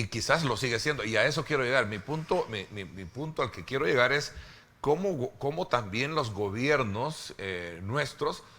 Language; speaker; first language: Spanish; native; Spanish